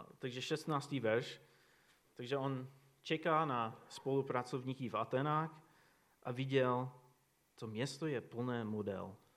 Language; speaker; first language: Czech; non-native, fluent; English